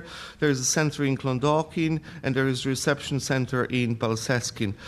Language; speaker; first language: English; non-native, fluent; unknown